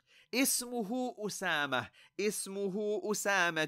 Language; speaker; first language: Arabic; non-native, fluent; English